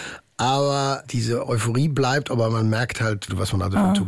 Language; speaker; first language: German; native; German